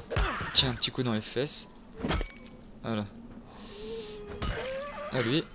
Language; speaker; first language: French; native; French